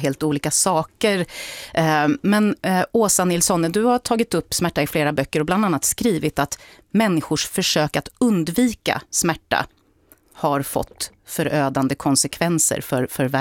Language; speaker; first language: Swedish; native; Swedish